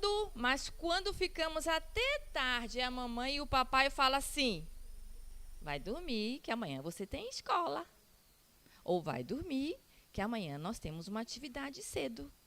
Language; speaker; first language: Portuguese; non-native, learner; Spanish